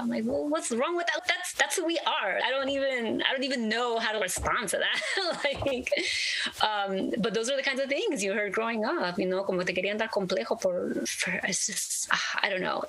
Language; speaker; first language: English; early bilingual, other home language; Spanish